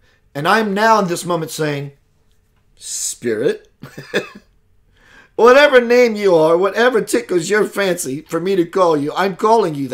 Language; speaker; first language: English; native; English